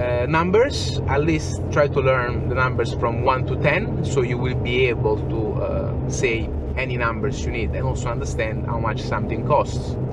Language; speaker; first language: English; non-native, fluent; Italian